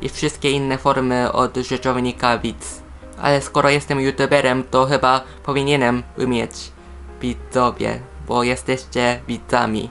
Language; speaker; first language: Polish; non-native, fluent; Japanese